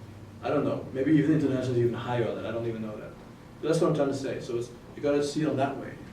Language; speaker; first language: English; non-native, fluent; Dutch